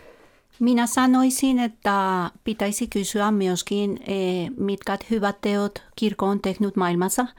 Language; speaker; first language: Finnish; non-native, fluent; Spanish